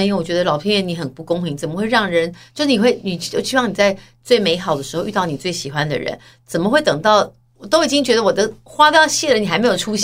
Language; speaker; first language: Chinese; native; Chinese